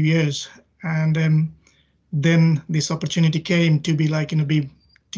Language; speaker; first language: English; non-native, local second language; Bangla